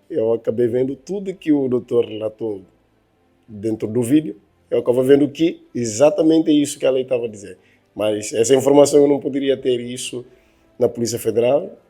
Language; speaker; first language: Portuguese; non-native, local second language; Upper Guinea Crioulo